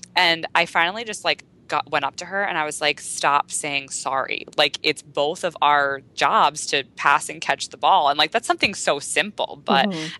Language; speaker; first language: English; native; English